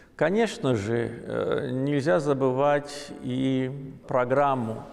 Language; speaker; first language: Russian; non-native, local second language; Azerbaijani